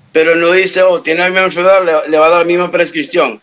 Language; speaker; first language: Spanish; native; Spanish